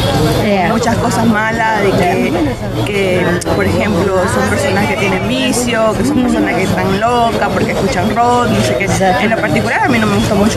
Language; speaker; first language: Spanish; native; Spanish